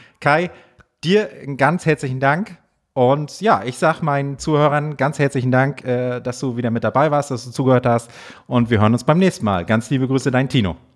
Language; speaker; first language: German; native; German